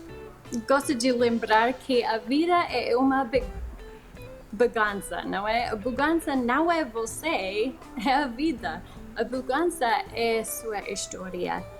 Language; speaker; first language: Portuguese; non-native, fluent; English